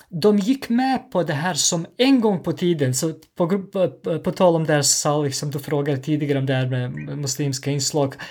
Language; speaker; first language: Swedish; non-native, fluent; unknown